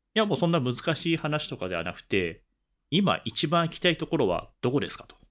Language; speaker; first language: Japanese; native; Japanese